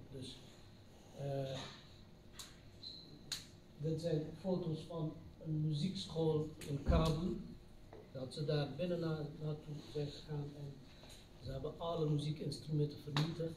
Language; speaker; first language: Dutch; non-native, fluent; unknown